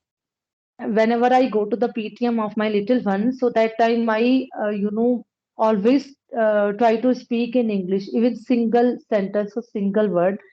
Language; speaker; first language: English; non-native, local second language; Punjabi